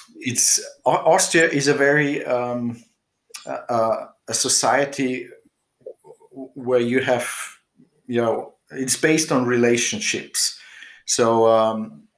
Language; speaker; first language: English; non-native, fluent; German